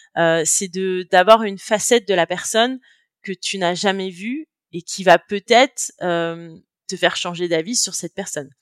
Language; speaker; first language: French; native; French